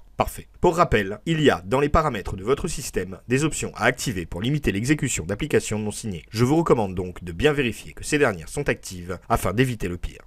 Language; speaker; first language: French; native; French